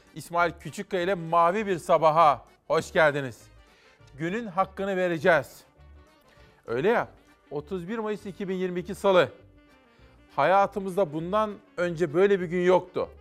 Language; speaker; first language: Turkish; native; Turkish